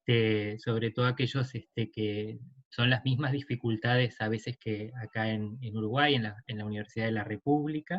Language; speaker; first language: Spanish; native; Spanish